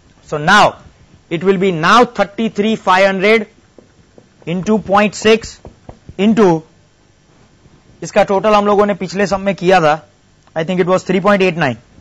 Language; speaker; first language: English; non-native, local second language; Gujarati